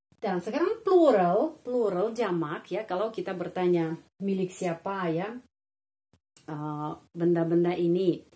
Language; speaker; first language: Indonesian; non-native, fluent; Russian